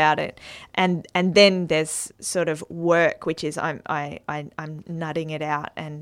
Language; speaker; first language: English; native; English